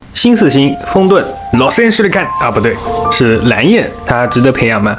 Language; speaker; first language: Chinese; native; Chinese